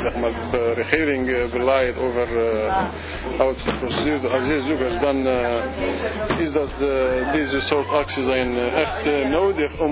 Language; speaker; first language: Dutch; non-native, fluent; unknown